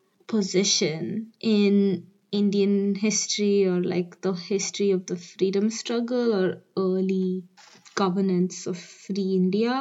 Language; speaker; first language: English; non-native, local second language; Hindi